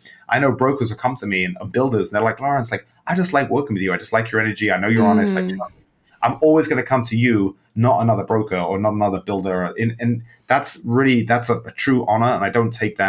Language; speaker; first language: English; native; English